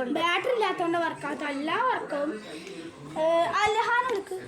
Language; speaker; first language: Malayalam; early bilingual, heritage; Malayalam